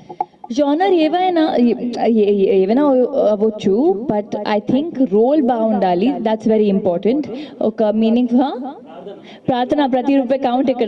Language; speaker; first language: Telugu; non-native, local second language; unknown